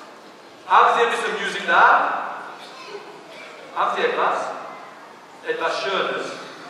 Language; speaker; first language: German; non-native, learner; English